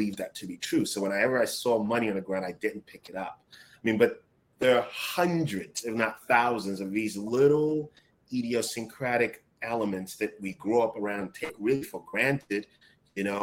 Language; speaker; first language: English; non-native, local second language; Akan